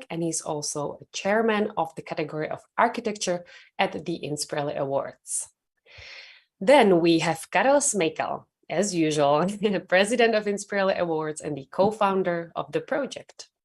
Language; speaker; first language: English; non-native, fluent; Czech